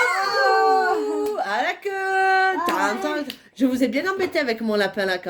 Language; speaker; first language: French; native; French